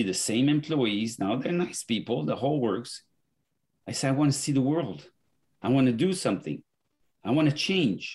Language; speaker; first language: English; non-native, fluent; French